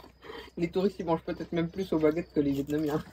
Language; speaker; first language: French; native; French